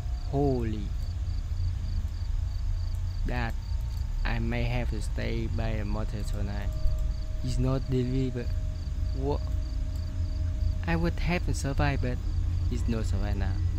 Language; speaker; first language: English; non-native, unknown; Vietnamese